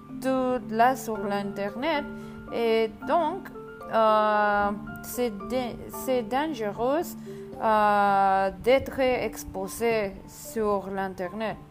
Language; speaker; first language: French; non-native, learner; Spanish